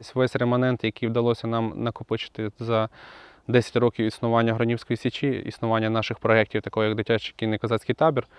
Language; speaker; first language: Ukrainian; native; Ukrainian